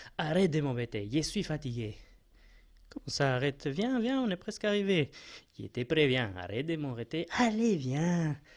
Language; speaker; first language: French; non-native, fluent; Spanish